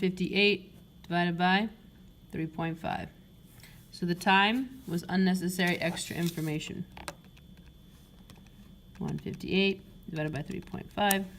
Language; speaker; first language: English; native; English